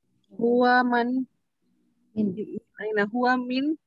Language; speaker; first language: Arabic; non-native, learner; Indonesian